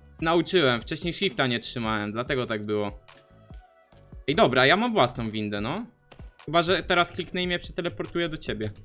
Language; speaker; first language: Polish; native; Polish